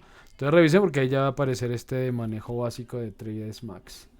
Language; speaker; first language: Spanish; native; Spanish